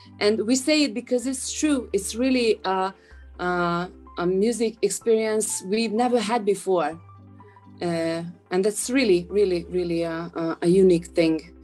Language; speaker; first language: English; non-native, fluent; Hungarian